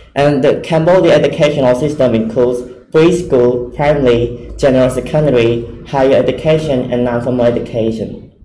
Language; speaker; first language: English; non-native, fluent; Khmer